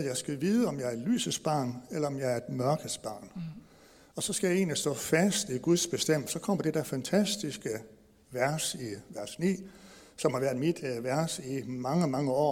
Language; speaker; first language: Danish; native; Danish